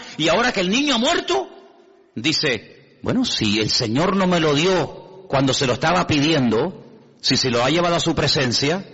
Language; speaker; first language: Spanish; native; Spanish